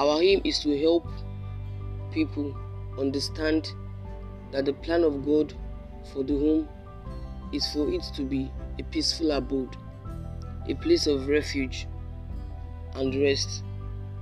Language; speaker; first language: English; non-native, local second language; Yoruba